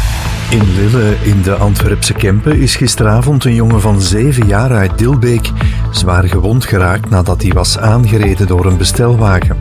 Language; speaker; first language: Dutch; native; Dutch